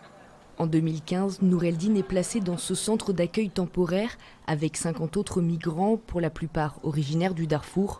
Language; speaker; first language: French; native; French